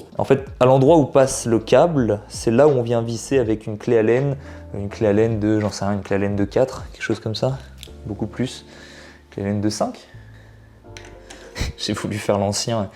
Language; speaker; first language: French; native; French